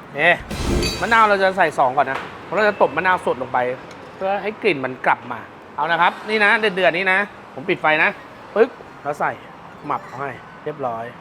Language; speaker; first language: Thai; native; Thai